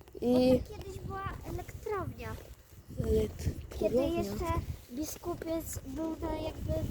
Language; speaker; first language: Polish; native; Polish